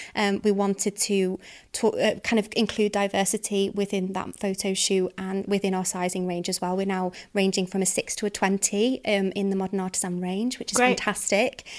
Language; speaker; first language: English; native; English